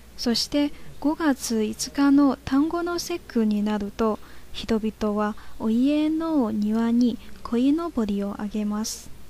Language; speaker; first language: Japanese; non-native, fluent; Chinese